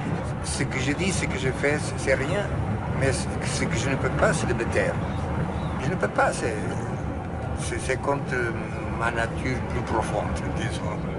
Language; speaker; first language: French; non-native, fluent; Portuguese